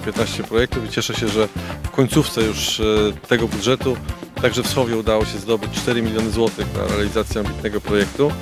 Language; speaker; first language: Polish; native; Polish